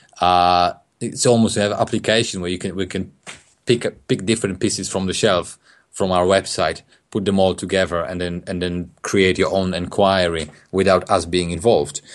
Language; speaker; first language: English; non-native, fluent; Polish